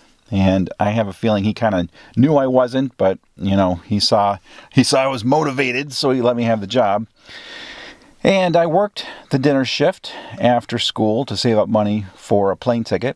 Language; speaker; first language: English; native; English